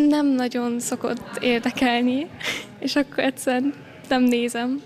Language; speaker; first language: Hungarian; non-native, local second language; German